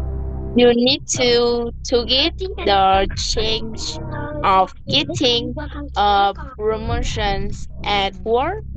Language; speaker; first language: English; non-native, learner; Vietnamese